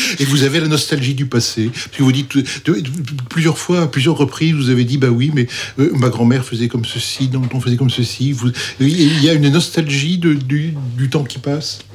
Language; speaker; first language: French; native; French